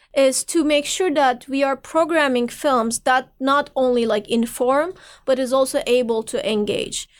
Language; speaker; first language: English; non-native, fluent; Turkish